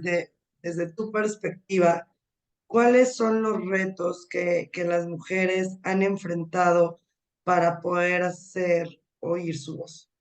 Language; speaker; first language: Spanish; native; Spanish